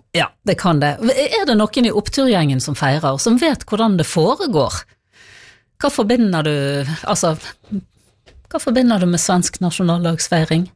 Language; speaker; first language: Norwegian; native; Norwegian